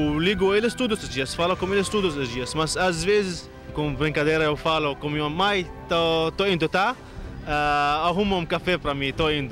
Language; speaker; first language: Portuguese; non-native, fluent; Arabic